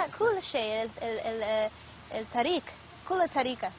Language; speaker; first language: Egyptian Arabic; non-native, learner; Spanish